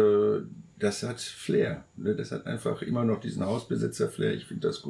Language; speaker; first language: German; native; German